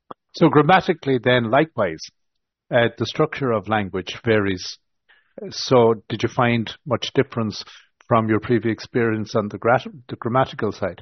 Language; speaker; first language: English; native; English